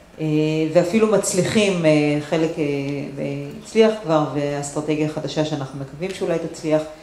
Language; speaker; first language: Hebrew; native; Hebrew